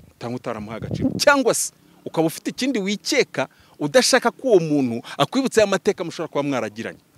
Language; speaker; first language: Kinyarwanda; early bilingual, heritage; Kinyarwanda